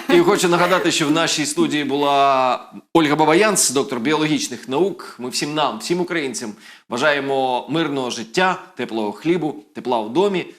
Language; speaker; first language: Ukrainian; native; Ukrainian